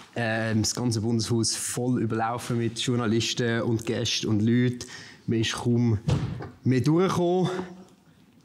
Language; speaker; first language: German; native; German